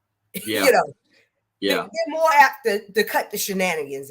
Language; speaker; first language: English; native; English